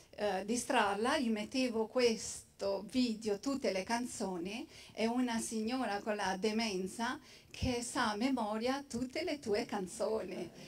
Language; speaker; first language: Italian; non-native, fluent; Albanian